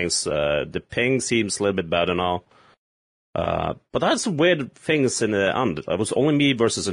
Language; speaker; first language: English; non-native, fluent; Norwegian